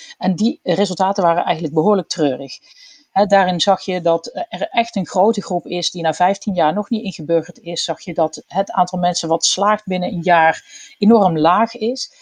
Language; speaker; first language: Dutch; native; Dutch